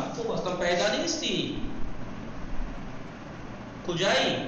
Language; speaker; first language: Persian; non-native, fluent; Urdu